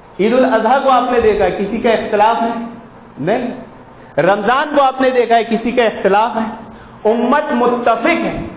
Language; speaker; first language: Urdu; native; Urdu